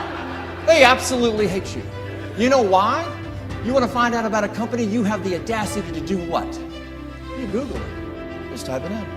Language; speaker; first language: English; native; English